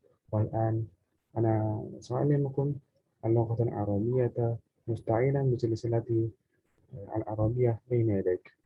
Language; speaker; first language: Arabic; non-native, learner; Indonesian